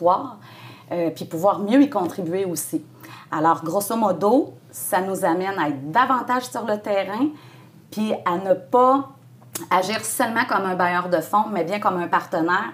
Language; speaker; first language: French; native; French